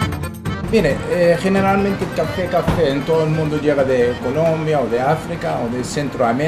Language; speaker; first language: Spanish; non-native, learner; Arabic